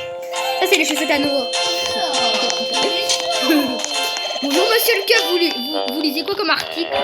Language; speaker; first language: French; native; French